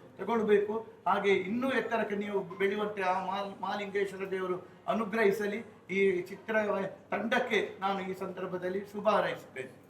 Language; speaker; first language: Kannada; non-native, local second language; Tulu